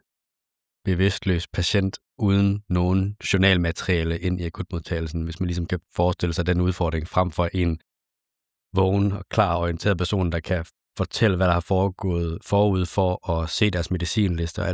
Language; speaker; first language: Danish; native; Danish